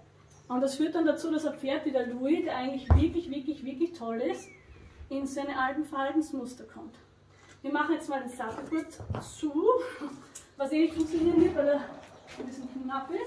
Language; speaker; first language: German; native; German